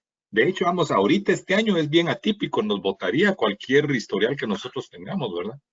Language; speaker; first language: Spanish; native; Spanish